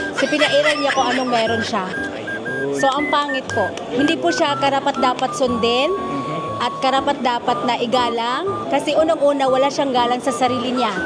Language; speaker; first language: Filipino; non-native, local second language; Cebuano